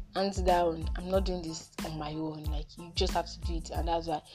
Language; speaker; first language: English; non-native, local second language; Yoruba